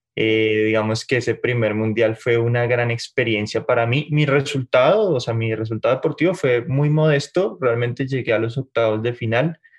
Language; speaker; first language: Spanish; native; Spanish